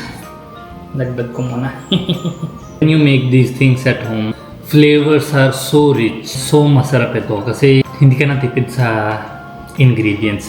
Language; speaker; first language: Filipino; non-native, learner; Punjabi